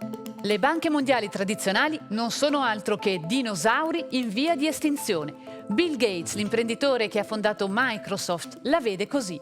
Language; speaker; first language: Italian; native; Italian